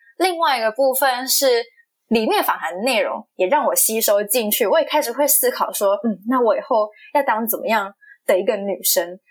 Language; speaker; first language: Chinese; native; Chinese